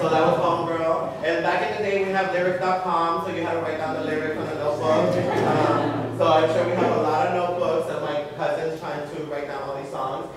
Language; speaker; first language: English; early bilingual, other home language; Spanish